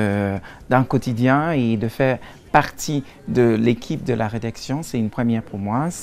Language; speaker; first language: French; non-native, fluent; English